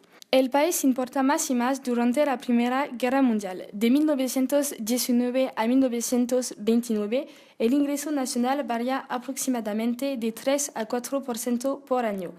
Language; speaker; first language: Spanish; non-native, learner; French